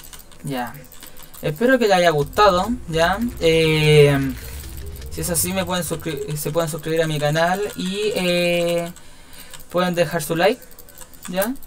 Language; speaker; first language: Spanish; native; Spanish